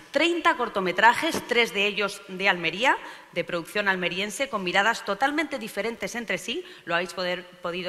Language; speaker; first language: Spanish; native; Spanish